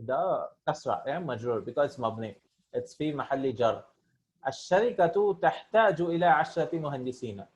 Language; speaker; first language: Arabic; non-native, fluent; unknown